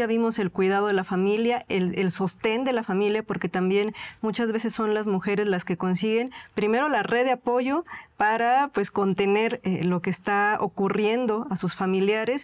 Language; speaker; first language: Spanish; native; Spanish